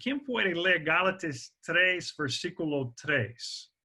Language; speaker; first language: Spanish; non-native, fluent; English